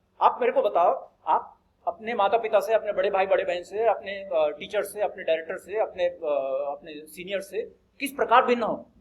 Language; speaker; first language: Hindi; native; Hindi